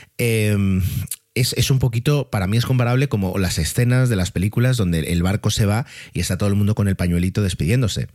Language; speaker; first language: Spanish; native; Spanish